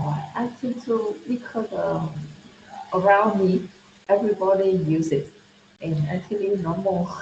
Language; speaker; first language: English; non-native, learner; Vietnamese